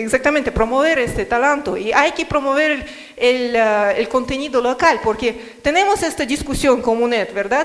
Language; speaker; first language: Spanish; non-native, learner; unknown